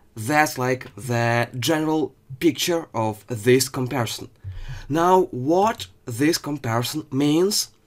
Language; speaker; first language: English; non-native, fluent; Ukrainian